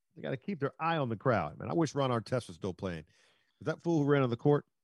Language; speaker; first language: English; native; English